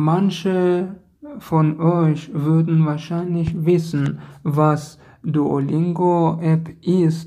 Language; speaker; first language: German; non-native, learner; Persian